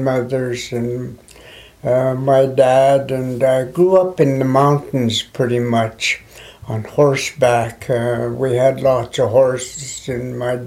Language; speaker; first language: English; non-native, local second language; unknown